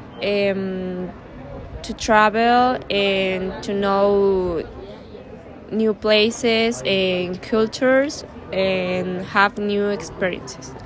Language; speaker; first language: English; non-native, learner; Spanish